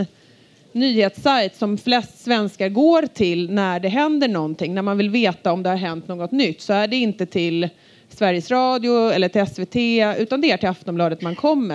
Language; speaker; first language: Swedish; native; Swedish